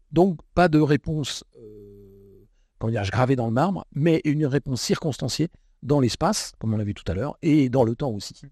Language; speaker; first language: French; native; French